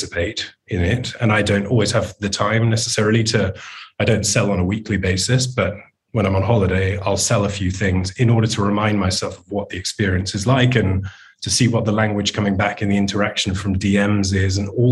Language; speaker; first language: English; native; English